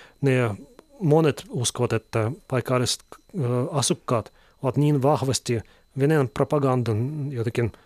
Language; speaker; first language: Finnish; non-native, fluent; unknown